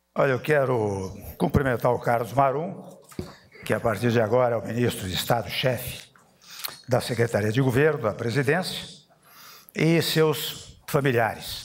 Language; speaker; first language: Portuguese; native; Portuguese